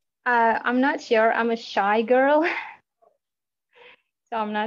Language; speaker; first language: English; non-native, learner; Indonesian